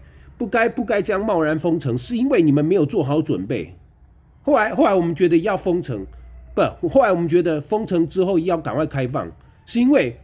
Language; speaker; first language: Chinese; native; Chinese